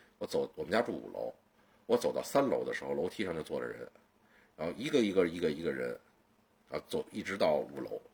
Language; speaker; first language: Chinese; native; Chinese